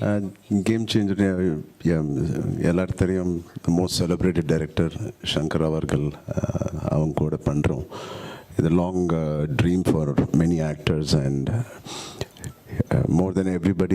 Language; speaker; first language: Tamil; non-native, local second language; Telugu